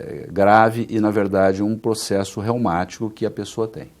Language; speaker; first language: Portuguese; native; Portuguese